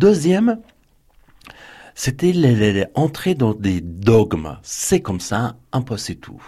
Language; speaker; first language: French; non-native, fluent; Persian